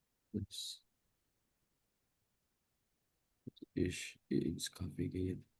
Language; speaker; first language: German; non-native, learner; Indonesian